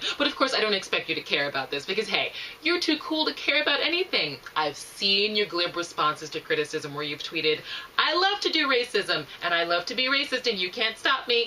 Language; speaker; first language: English; native; English